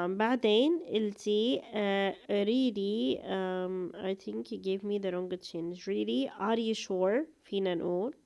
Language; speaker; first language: English; non-native, fluent; Arabic